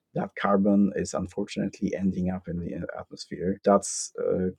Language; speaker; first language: English; non-native, fluent; Polish